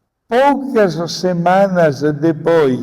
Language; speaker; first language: Portuguese; non-native, fluent; Italian